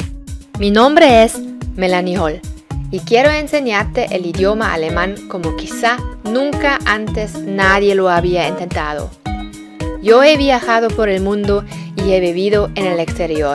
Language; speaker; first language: Spanish; non-native, fluent; German